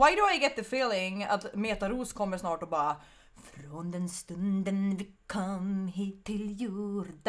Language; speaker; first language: Swedish; native; Swedish